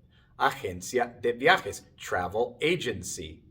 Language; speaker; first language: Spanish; non-native, fluent; English